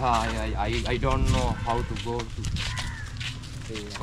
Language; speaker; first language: English; non-native, learner; Sinhala